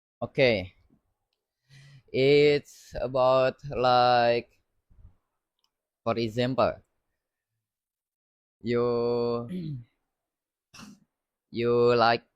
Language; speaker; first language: English; non-native, learner; Indonesian